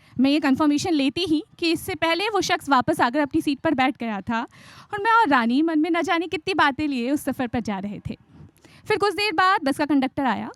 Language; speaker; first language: Hindi; native; Hindi